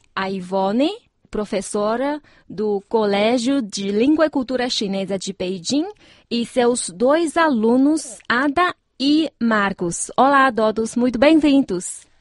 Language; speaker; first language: Portuguese; non-native, fluent; Chinese